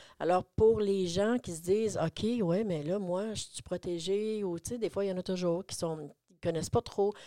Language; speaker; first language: French; native; French